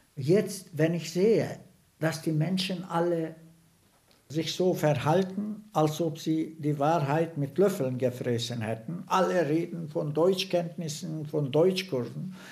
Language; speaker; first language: German; non-native, fluent; Turkish